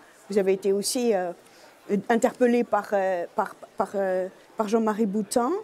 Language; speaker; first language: French; native; French